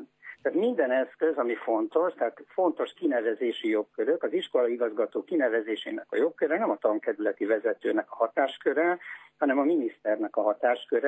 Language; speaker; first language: Hungarian; native; Hungarian